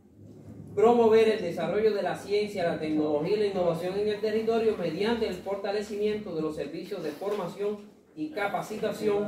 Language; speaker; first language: Spanish; native; Spanish